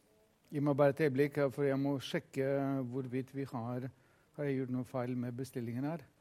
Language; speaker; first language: Norwegian; non-native, fluent; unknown